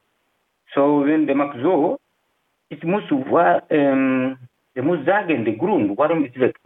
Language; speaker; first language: German; non-native, learner; Fula